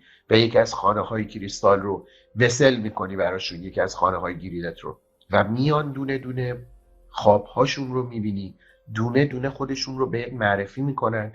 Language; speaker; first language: Persian; native; Persian